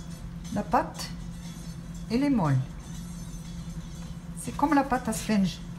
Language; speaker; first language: French; non-native, fluent; Arabic